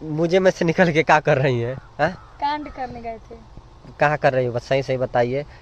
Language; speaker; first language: Hindi; native; Hindi